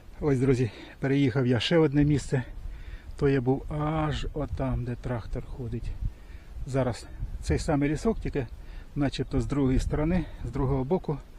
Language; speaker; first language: Ukrainian; native; Ukrainian